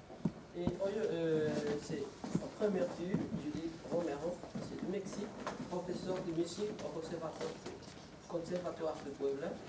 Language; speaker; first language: French; non-native, learner; Spanish